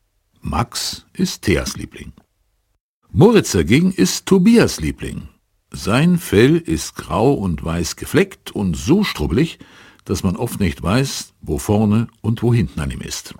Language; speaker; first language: German; native; German